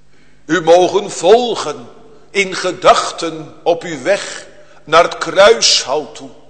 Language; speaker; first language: Dutch; native; Dutch